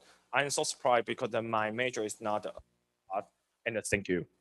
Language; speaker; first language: English; non-native, learner; Chinese